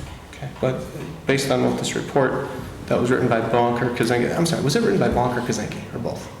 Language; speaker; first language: English; native; English